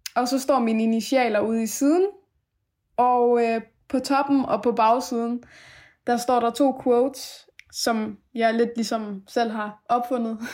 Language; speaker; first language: Danish; early bilingual, other home language; Persian